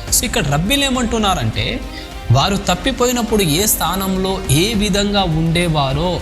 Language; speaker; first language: Telugu; non-native, local second language; Lambadi